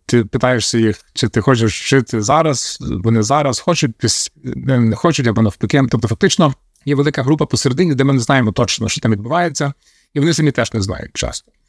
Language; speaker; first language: Ukrainian; native; Ukrainian